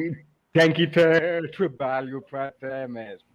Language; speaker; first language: Portuguese; non-native, learner; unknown